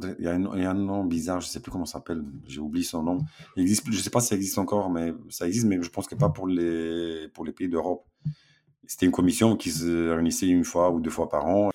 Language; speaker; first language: French; non-native, fluent; Romanian